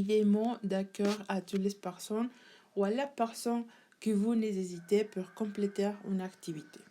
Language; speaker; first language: French; non-native, learner; Spanish